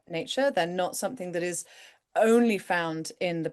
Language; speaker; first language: English; native; English